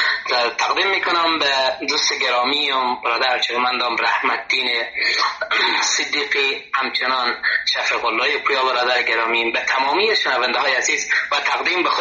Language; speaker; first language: Persian; native; Persian